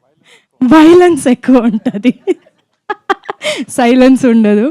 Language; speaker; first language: Telugu; non-native, fluent; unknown